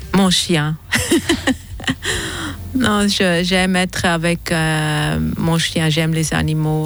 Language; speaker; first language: French; non-native, fluent; German